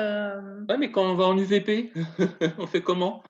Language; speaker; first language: French; native; French